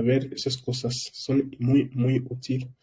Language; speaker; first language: Spanish; non-native, fluent; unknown